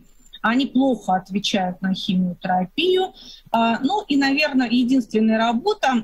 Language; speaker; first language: Russian; native; Russian